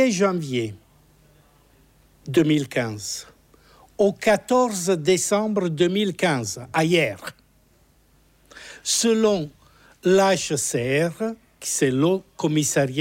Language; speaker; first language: French; non-native, fluent; Italian